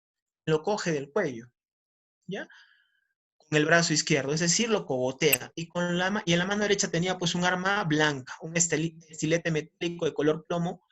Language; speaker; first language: Spanish; native; Spanish